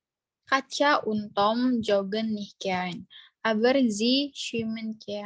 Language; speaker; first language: German; non-native, learner; Indonesian